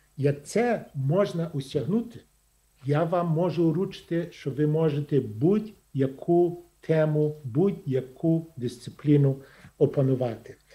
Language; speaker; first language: Ukrainian; early bilingual, heritage; Ukrainian